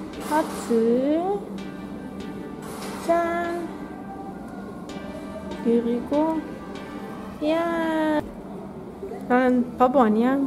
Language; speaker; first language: Korean; non-native, learner; Dutch